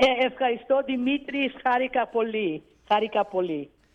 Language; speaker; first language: Greek; non-native, learner; English